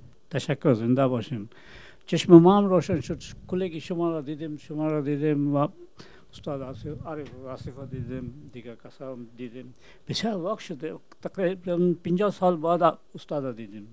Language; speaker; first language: Persian; non-native, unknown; Urdu